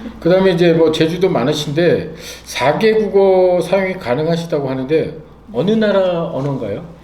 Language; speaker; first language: Korean; native; Korean